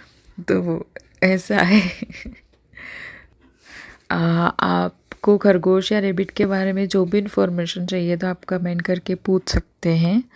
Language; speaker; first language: Hindi; native; Hindi